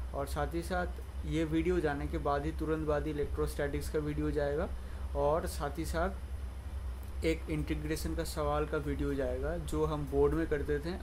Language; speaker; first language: Hindi; non-native, local second language; Bangla